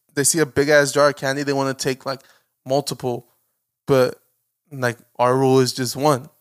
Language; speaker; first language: English; native; English